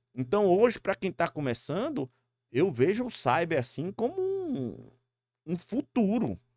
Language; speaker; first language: Portuguese; native; Portuguese